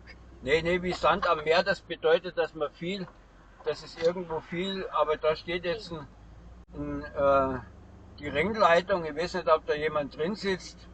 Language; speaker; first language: German; native; German